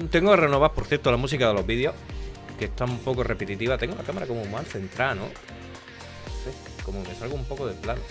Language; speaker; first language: Spanish; native; Spanish